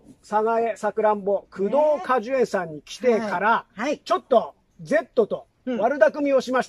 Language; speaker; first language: Japanese; native; Japanese